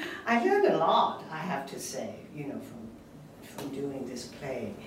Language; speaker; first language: English; non-native, local second language; Cantonese